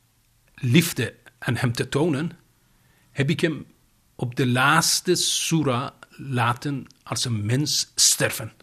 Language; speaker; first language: Dutch; non-native, fluent; Persian